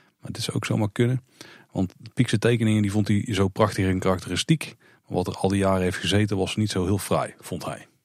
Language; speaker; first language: Dutch; native; Dutch